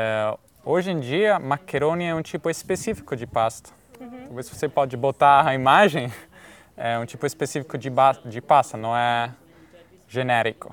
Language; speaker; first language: Portuguese; non-native, fluent; Italian